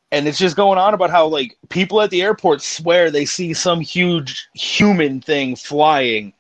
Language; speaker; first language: English; native; English